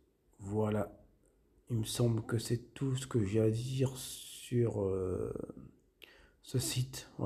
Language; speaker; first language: French; native; French